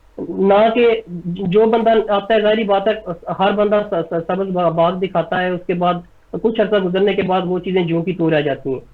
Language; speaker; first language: Urdu; non-native, local second language; Punjabi